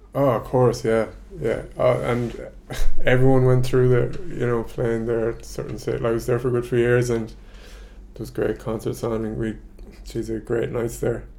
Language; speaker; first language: English; native; English